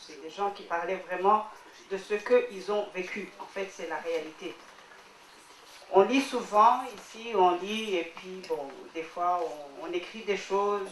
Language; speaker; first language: French; non-native, local second language; Kinyarwanda